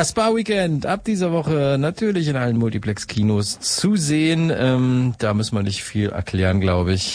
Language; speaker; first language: German; native; German